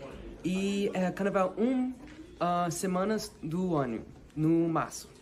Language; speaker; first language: Portuguese; early bilingual, heritage; Portuguese